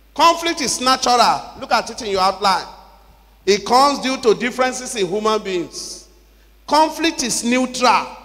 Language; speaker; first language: English; non-native, local second language; Yoruba